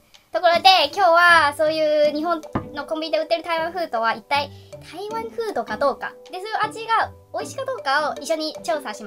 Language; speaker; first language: Japanese; non-native, learner; Chinese